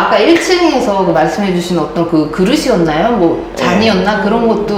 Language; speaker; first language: Korean; native; Korean